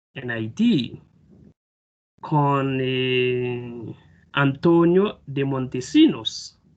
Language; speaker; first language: Spanish; non-native, fluent; Haitian Creole